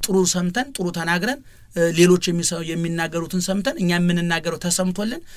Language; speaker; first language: Amharic; native; Amharic